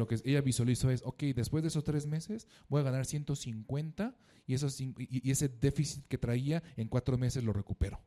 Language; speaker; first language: Spanish; native; Spanish